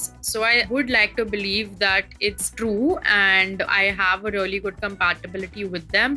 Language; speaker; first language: English; non-native, local second language; Hindi